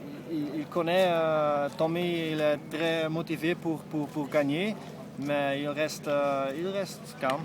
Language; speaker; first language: French; non-native, fluent; Dutch